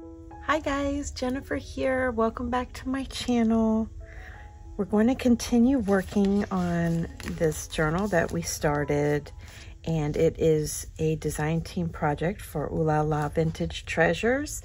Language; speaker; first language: English; native; English